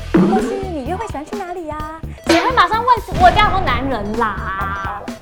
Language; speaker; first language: Chinese; native; Chinese